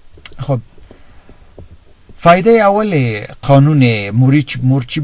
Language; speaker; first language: Persian; native; Persian